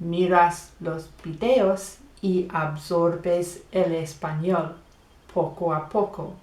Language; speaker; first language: Spanish; non-native, fluent; English